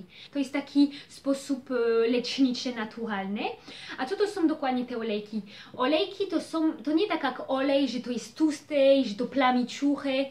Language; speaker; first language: Polish; early bilingual, heritage; Polish